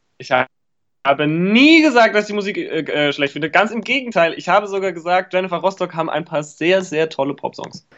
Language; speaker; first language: German; native; German